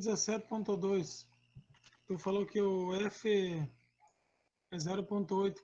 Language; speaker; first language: Portuguese; native; Portuguese